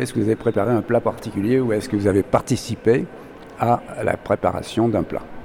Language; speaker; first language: French; native; French